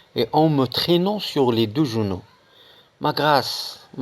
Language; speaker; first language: French; non-native, local second language; Arabic